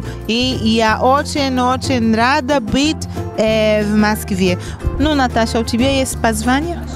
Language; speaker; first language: Russian; non-native, learner; Portuguese